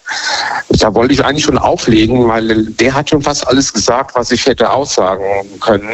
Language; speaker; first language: German; native; German